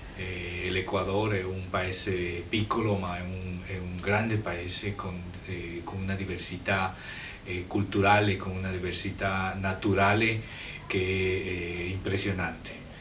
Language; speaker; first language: Italian; non-native, fluent; Spanish